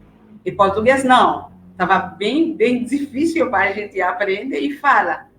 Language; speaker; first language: Portuguese; non-native, learner; Haitian Creole